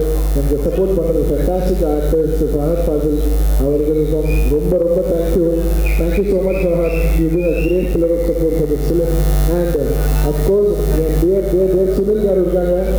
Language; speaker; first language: Tamil; non-native, local second language; Telugu